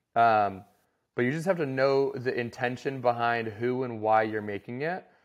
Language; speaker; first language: English; native; English